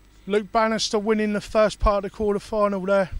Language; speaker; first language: English; native; English